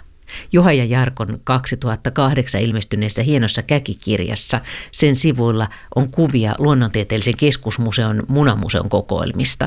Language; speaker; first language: Finnish; native; Finnish